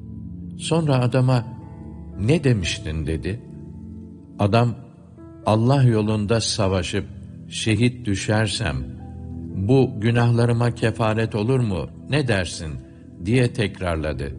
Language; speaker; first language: Turkish; native; Turkish